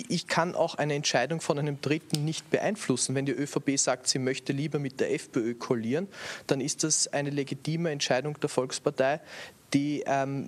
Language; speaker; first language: German; native; German